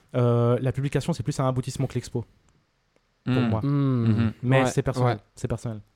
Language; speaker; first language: French; early bilingual, other home language; Spanish